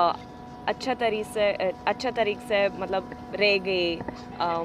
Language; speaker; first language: Hindi; non-native, fluent; Swedish